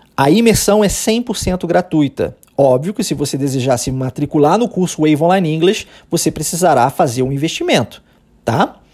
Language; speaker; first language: Portuguese; early bilingual, heritage; Portuguese